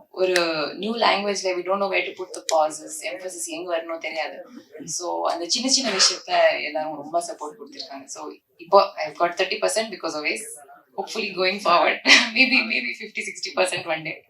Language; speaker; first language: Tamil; non-native, learner; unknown